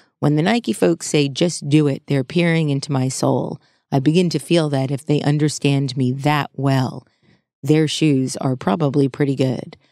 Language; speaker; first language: English; native; English